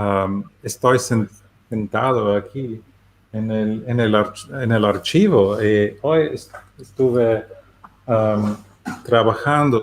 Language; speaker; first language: Spanish; non-native, learner; German